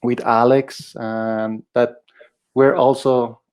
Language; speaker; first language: English; non-native, fluent; Spanish